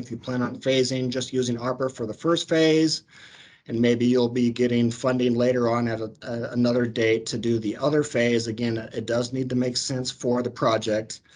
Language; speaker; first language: English; native; English